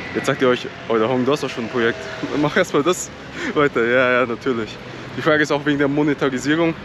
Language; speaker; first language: German; native; German